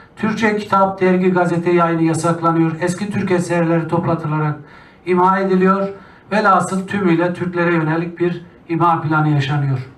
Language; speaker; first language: Turkish; native; Turkish